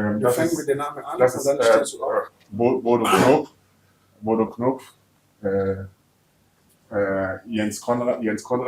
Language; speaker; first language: German; early bilingual, other home language; Akan